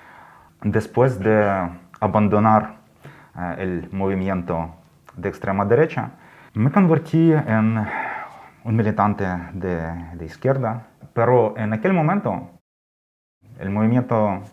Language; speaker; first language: Spanish; non-native, fluent; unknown